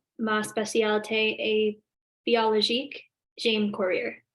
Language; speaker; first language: French; non-native, learner; English